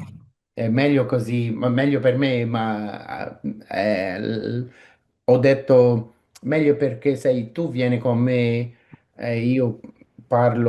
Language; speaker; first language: Italian; non-native, learner; English